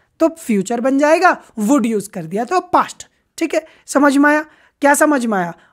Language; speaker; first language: Hindi; native; Hindi